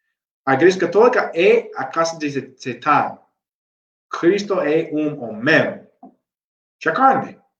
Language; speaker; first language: Portuguese; non-native, learner; English